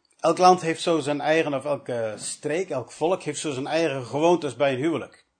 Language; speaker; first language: Dutch; early bilingual, other home language; English